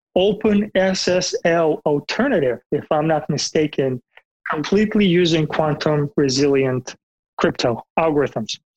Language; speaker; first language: English; non-native, fluent; Bulgarian